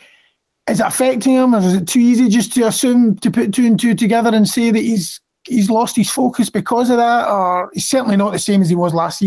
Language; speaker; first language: English; native; English